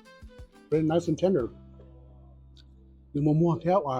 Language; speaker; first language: English; early bilingual, heritage; Hmong